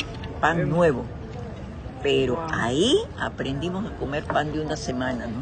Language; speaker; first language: Spanish; native; Spanish